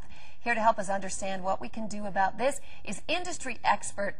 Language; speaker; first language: English; native; English